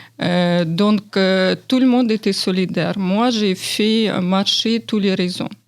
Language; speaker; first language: French; non-native, fluent; Ukrainian